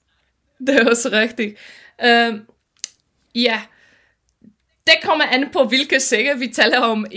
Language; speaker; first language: Danish; non-native, fluent; Polish